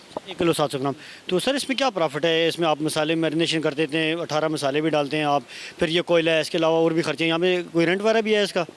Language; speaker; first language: Urdu; native; Urdu